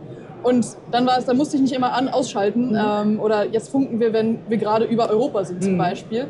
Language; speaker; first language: German; native; German